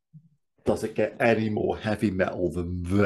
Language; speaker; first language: English; native; English